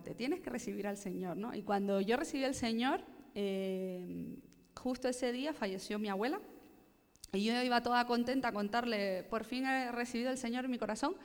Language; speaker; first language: Spanish; native; Spanish